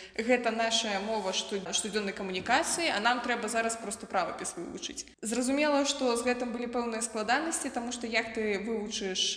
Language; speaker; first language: Belarusian; non-native, local second language; Russian